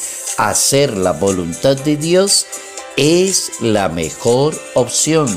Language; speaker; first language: Spanish; native; Spanish